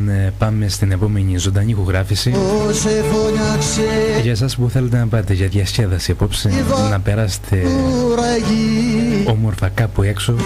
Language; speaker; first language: Greek; native; Greek